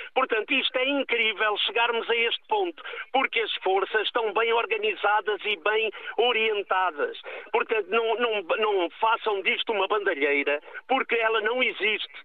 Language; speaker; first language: Portuguese; native; Portuguese